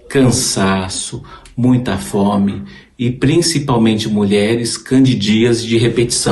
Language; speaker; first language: Portuguese; native; Portuguese